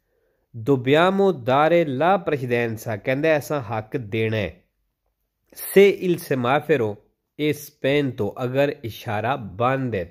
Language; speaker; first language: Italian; non-native, learner; Punjabi